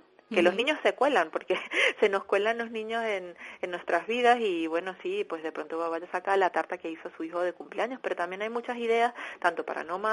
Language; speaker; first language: Spanish; native; Spanish